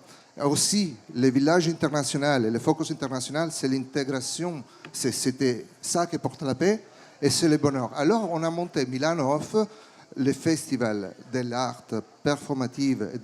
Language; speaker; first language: French; non-native, fluent; Italian